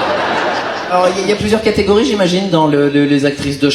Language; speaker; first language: French; native; French